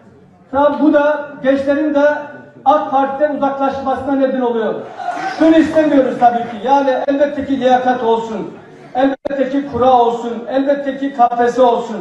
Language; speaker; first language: Turkish; native; Turkish